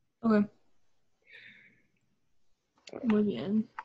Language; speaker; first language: Spanish; non-native, learner; English